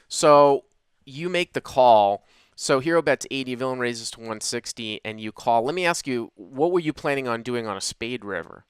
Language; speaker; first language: English; native; English